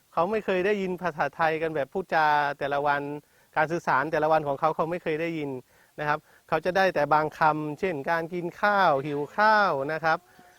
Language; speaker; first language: Thai; non-native, local second language; Malay